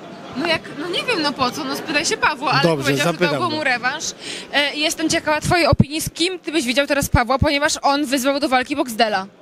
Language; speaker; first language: Polish; native; Polish